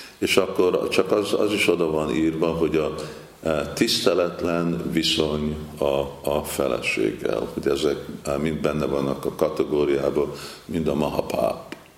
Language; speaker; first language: Hungarian; non-native, fluent; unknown